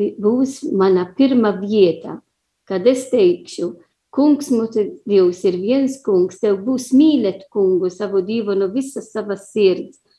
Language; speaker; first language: Latvian; non-native, learner; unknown